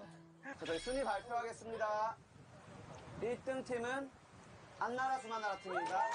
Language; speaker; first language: Korean; native; Korean